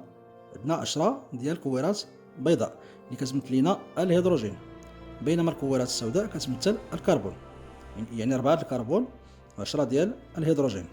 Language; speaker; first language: Arabic; native; Arabic